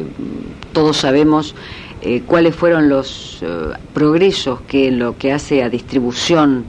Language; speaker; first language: Spanish; native; Spanish